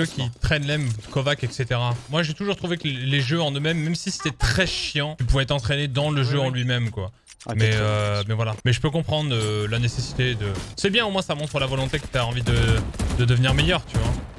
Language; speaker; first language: French; native; French